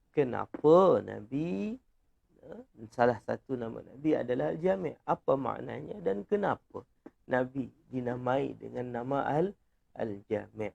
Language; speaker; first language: Malay; native; Malay